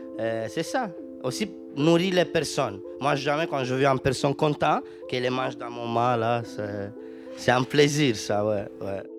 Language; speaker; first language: French; non-native, learner; Romanian